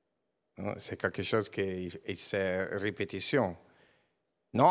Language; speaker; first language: French; non-native, learner; Italian